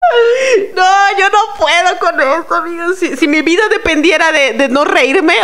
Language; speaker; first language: Spanish; native; Spanish